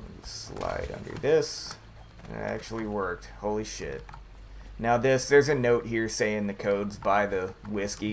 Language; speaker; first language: English; native; English